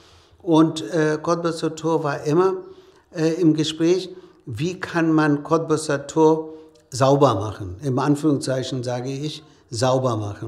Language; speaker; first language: German; non-native, fluent; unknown